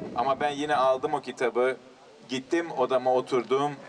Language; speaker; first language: Turkish; early bilingual, heritage; English